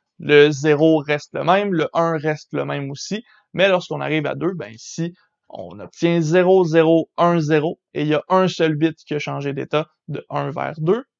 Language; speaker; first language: French; native; French